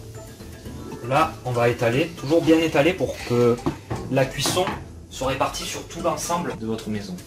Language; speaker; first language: French; native; French